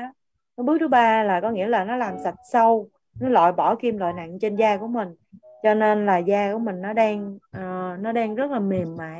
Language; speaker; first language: Vietnamese; native; Vietnamese